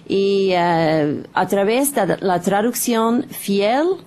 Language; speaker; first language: Spanish; non-native, fluent; English